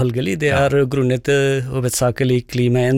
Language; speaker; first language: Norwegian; non-native, fluent; Nepali